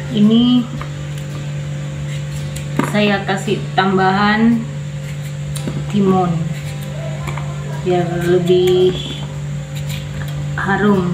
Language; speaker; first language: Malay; non-native, local second language; Madurese